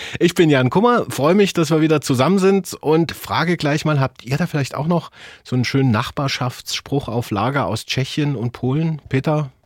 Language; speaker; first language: German; native; German